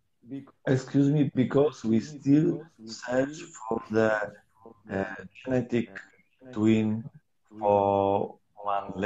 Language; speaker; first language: English; non-native, learner; Polish